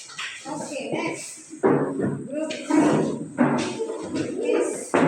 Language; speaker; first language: English; non-native, learner; Indonesian